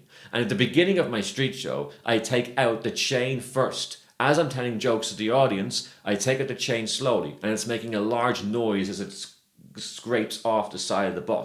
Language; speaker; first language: English; native; English